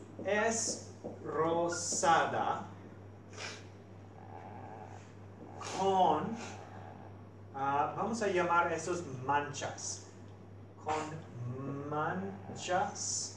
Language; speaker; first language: Spanish; non-native, fluent; English